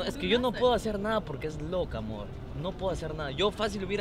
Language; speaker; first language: Spanish; native; Spanish